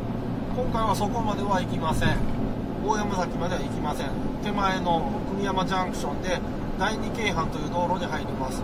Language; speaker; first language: Japanese; native; Japanese